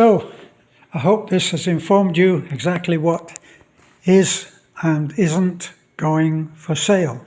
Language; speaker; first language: English; native; English